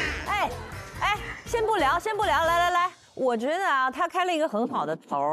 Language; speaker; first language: Chinese; native; Chinese